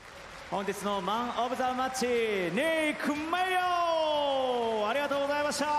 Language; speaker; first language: Japanese; native; Japanese